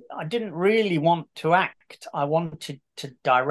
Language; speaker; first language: English; native; English